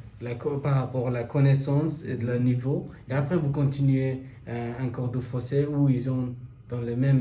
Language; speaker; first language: French; non-native, learner; Bangla